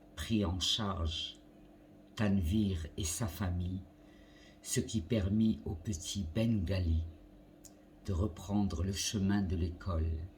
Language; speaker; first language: French; non-native, local second language; Arabic